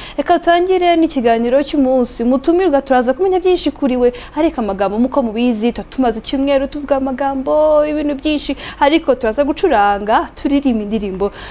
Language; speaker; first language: Kinyarwanda; native; Kinyarwanda